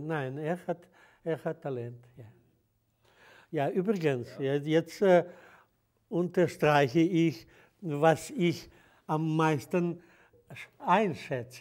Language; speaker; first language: German; non-native, fluent; Russian